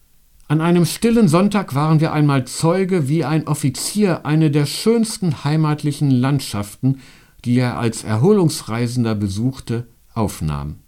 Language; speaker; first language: German; native; German